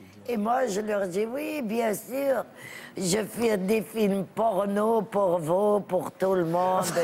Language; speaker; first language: French; non-native, local second language; Arabic